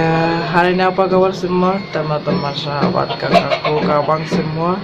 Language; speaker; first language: Indonesian; non-native, learner; Bangla